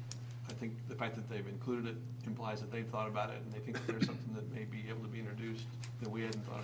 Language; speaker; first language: English; native; English